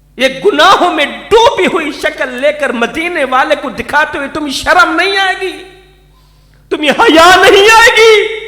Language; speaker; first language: Urdu; non-native, local second language; Saraiki